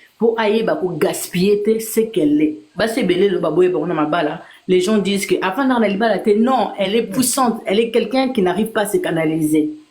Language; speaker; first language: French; non-native, local second language; Lingala